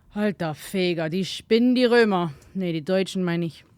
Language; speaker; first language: German; native; German